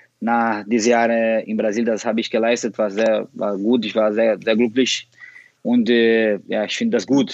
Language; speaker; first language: German; non-native, fluent; Portuguese